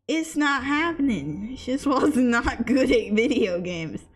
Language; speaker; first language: English; native; English